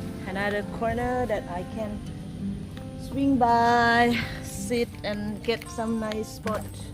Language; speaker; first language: English; non-native, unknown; Thai